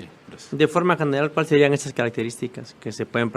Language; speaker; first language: Spanish; native; Spanish